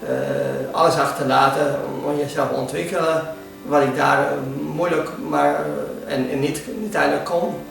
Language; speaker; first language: Dutch; non-native, fluent; Hungarian